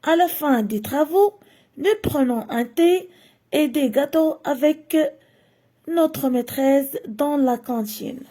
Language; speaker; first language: French; non-native, local second language; Arabic